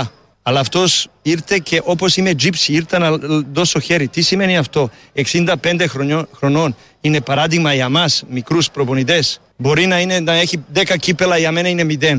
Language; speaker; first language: Greek; non-native, learner; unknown